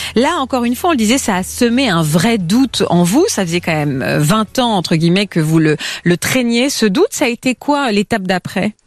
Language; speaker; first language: French; native; French